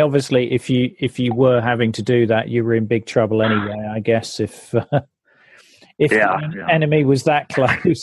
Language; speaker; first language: English; native; English